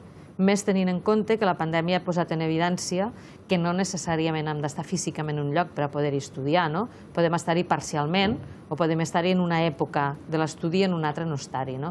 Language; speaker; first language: Catalan; native; Catalan